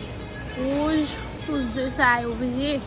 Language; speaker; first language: French; non-native, learner; Haitian Creole